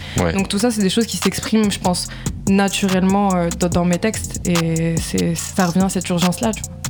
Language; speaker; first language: French; native; French